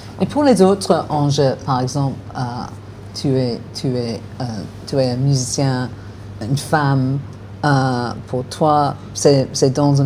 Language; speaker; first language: French; non-native, learner; English